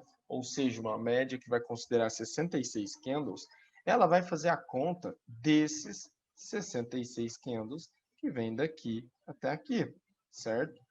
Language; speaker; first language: Portuguese; native; Portuguese